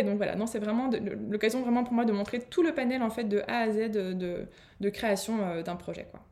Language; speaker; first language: French; native; French